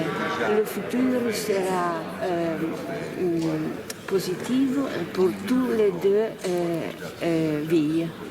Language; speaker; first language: French; non-native, learner; Italian